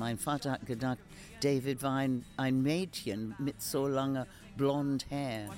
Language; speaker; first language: German; non-native, learner; English